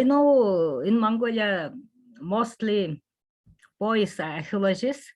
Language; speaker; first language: English; non-native, learner; Mongolian